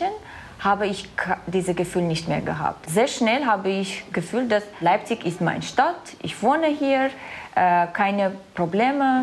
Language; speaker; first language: German; non-native, fluent; Armenian